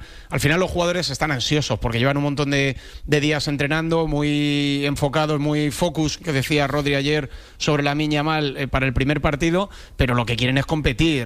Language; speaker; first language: Spanish; native; Spanish